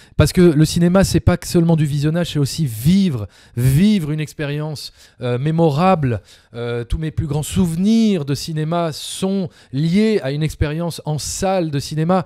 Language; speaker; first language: French; native; French